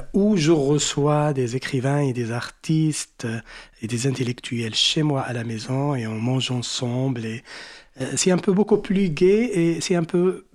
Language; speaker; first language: French; non-native, local second language; Arabic